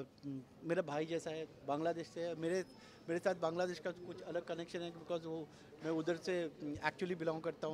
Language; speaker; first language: Hindi; non-native, local second language; Bangla